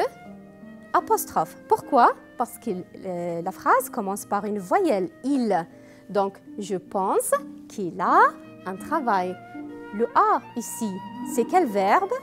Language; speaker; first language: French; non-native, fluent; Arabic